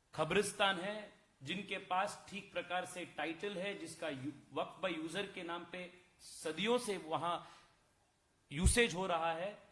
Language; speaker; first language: Hindi; non-native, local second language; Kannada